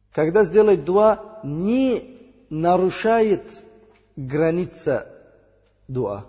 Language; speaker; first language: Russian; non-native, learner; Uzbek